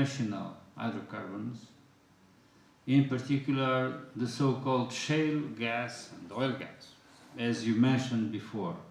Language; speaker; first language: English; non-native, fluent; Portuguese